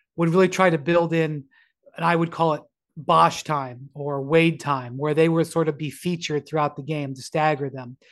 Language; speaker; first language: English; native; English